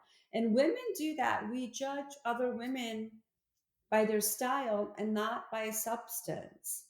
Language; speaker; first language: English; early bilingual, other home language; Korean